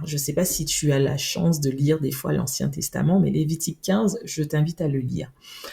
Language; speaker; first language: French; native; French